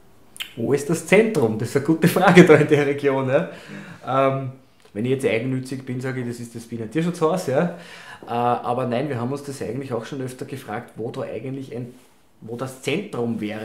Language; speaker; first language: German; native; German